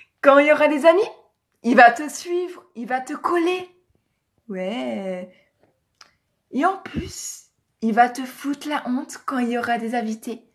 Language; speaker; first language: French; native; French